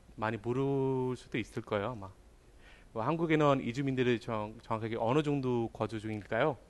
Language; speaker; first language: Korean; non-native, fluent; Bangla